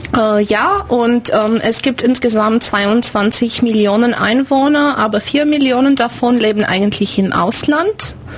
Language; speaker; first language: German; non-native, fluent; Romanian